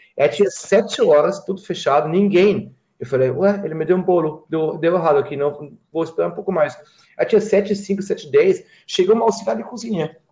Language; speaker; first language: Portuguese; non-native, fluent; German